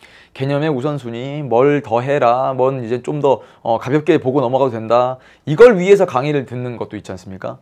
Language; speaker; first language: Korean; native; Korean